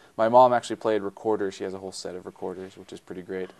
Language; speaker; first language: English; native; English